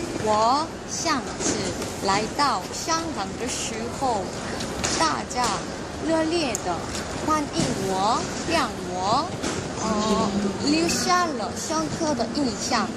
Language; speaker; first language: Chinese; non-native, learner; Korean